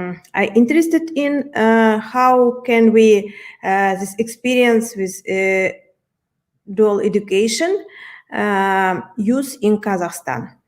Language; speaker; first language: English; non-native, learner; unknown